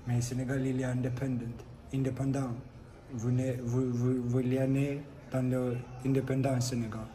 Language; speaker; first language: French; non-native, learner; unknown